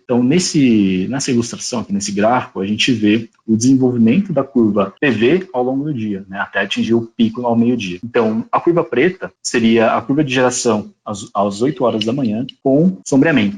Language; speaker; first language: Portuguese; native; Portuguese